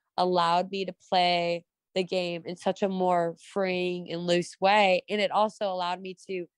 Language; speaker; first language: English; native; English